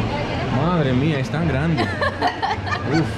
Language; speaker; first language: Spanish; non-native, learner; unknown